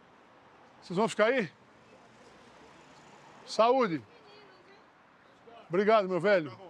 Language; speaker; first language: Portuguese; native; Portuguese